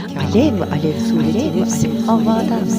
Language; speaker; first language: Turkish; native; Turkish